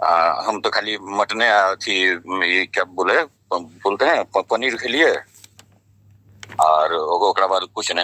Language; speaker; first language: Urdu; non-native, local second language; Bhojpuri